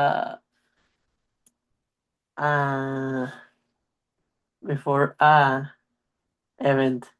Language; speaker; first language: English; non-native, learner; Spanish